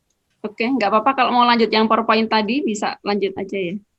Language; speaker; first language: Indonesian; native; Indonesian